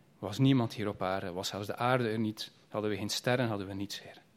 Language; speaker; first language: Dutch; native; Dutch